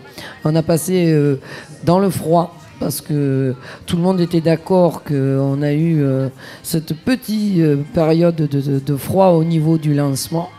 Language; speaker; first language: French; native; French